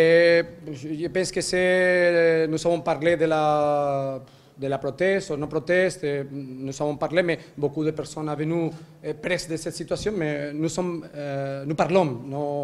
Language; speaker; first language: French; non-native, learner; Spanish